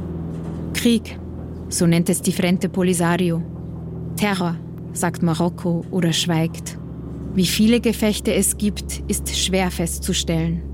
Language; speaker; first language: German; native; German